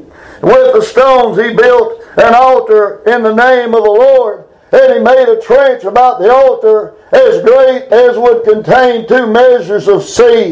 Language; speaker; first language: English; native; English